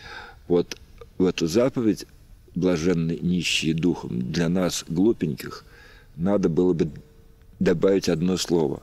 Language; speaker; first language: Russian; native; Russian